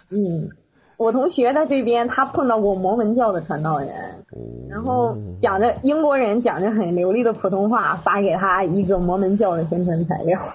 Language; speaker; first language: Chinese; native; Chinese